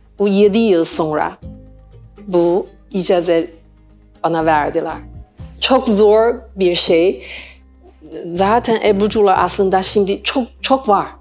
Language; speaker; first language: Turkish; non-native, learner; Chinese